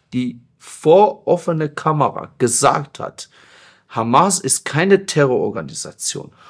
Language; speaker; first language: German; non-native, fluent; Persian